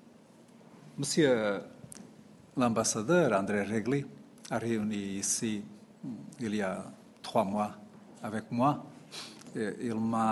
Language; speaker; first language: French; non-native, fluent; Portuguese